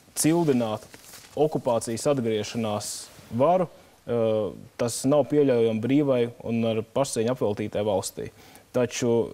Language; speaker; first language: Latvian; native; Latvian